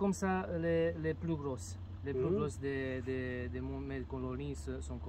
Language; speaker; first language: French; non-native, learner; Romanian